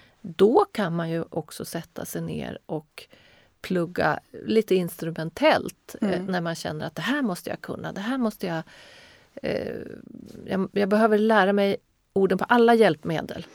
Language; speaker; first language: Swedish; native; Swedish